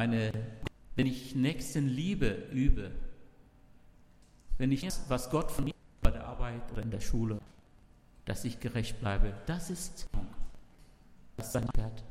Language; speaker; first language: German; non-native, learner; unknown